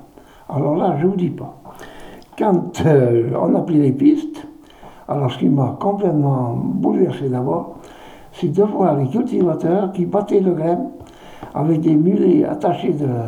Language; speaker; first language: French; native; French